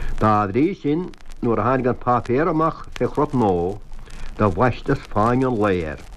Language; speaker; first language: Irish; native; Irish